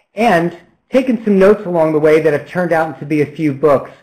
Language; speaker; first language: English; native; English